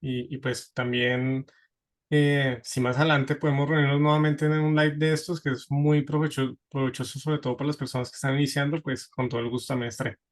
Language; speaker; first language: Spanish; native; Spanish